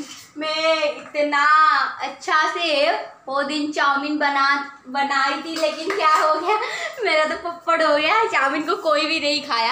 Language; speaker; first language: Hindi; non-native, local second language; Odia